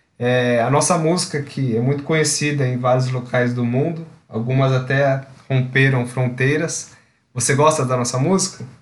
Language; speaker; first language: Portuguese; native; Portuguese